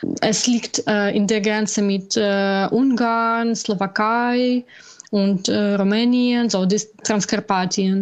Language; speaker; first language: German; non-native, learner; Ukrainian